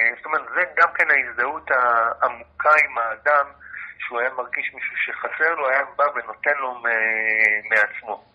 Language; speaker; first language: Hebrew; native; Hebrew